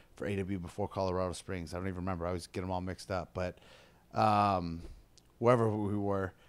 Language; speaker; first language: English; native; English